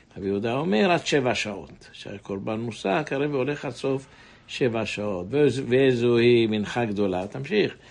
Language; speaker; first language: Hebrew; native; Hebrew